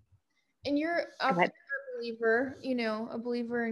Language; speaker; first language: English; native; English